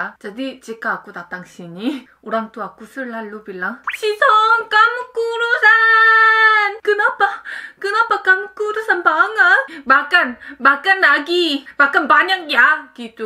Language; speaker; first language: Indonesian; non-native, fluent; Korean